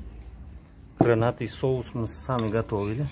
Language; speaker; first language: Russian; non-native, fluent; Uzbek